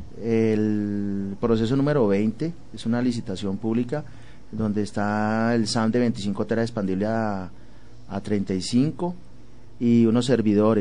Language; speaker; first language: Spanish; native; Spanish